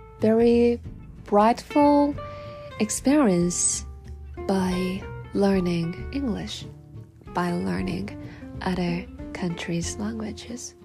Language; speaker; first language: English; non-native, learner; Japanese